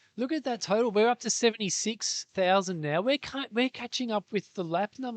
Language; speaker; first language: English; native; English